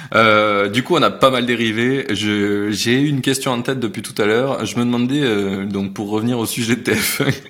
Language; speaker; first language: French; native; French